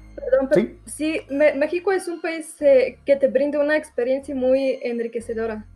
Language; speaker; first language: Spanish; non-native, fluent; Bulgarian